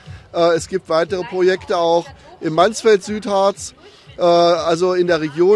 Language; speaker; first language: German; native; German